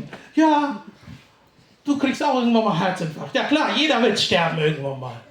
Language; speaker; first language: German; non-native, fluent; Tamil